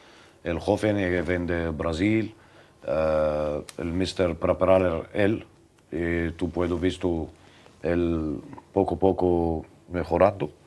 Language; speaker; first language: Spanish; non-native, learner; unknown